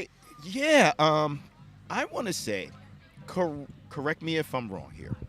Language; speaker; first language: English; native; English